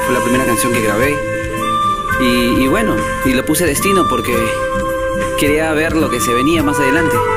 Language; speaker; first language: Spanish; native; Spanish